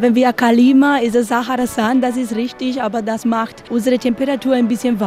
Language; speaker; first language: German; non-native, learner; Spanish